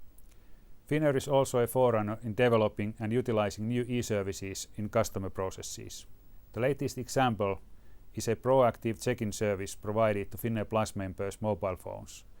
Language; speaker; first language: English; non-native, fluent; Finnish